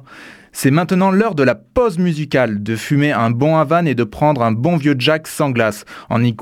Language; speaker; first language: French; native; French